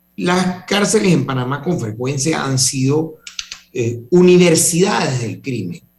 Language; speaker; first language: Spanish; native; Spanish